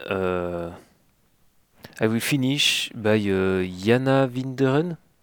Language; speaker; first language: English; non-native, learner; French